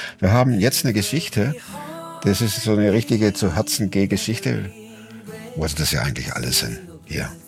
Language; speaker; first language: German; native; German